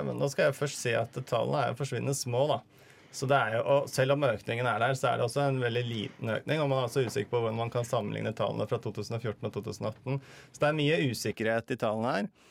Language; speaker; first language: Norwegian; native; Norwegian